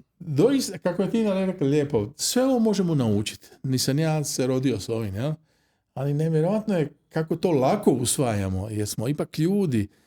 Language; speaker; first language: Croatian; native; Croatian